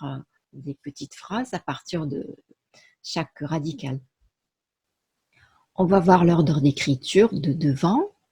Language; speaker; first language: French; non-native, fluent; Japanese